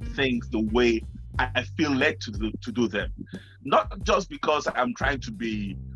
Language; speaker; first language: English; non-native, local second language; Yoruba